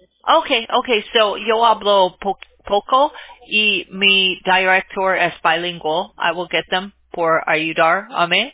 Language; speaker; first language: Spanish; non-native, learner; English